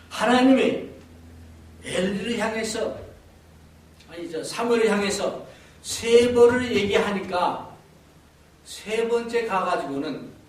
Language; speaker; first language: Korean; native; Korean